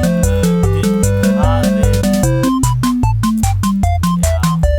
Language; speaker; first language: Dutch; non-native, local second language; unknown